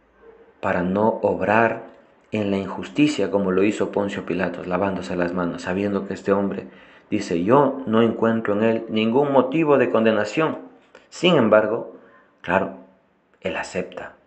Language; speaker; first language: Spanish; non-native, fluent; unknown